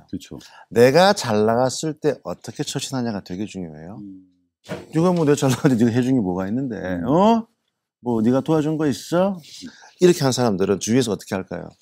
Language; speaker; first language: Korean; native; Korean